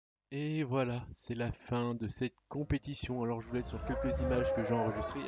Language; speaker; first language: French; native; French